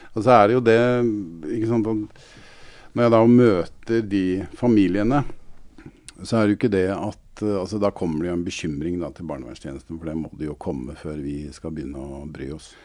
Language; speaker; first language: Norwegian; native; Norwegian